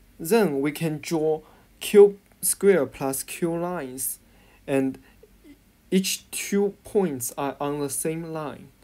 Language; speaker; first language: English; non-native, fluent; Chinese